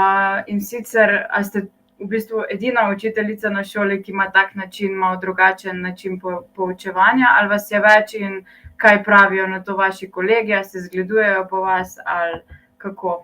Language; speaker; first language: Slovenian; native; Slovenian